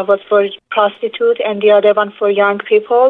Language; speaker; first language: English; non-native, fluent; Persian